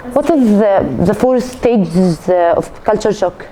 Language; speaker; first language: English; non-native, fluent; Arabic